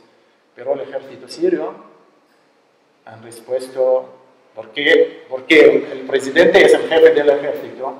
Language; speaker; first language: Spanish; non-native, learner; Arabic